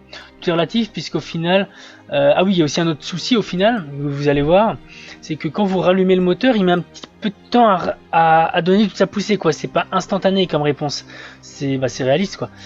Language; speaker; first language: French; native; French